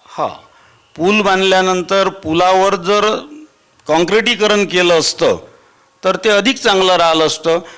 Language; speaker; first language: Marathi; native; Marathi